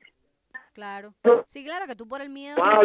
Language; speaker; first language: Spanish; native; Spanish